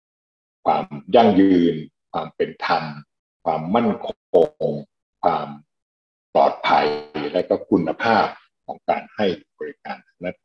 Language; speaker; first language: Thai; native; Thai